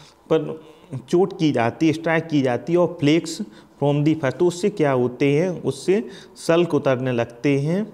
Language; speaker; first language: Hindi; native; Hindi